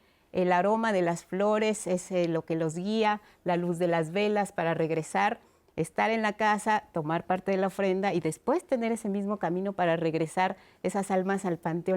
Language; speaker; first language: Spanish; native; Spanish